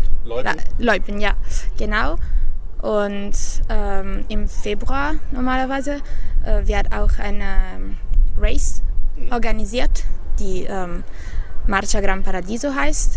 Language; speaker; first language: German; non-native, fluent; Italian